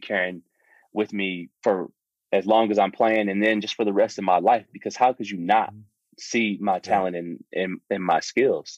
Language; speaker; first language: English; native; English